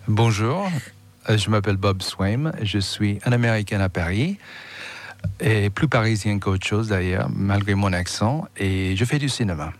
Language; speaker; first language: French; non-native, fluent; English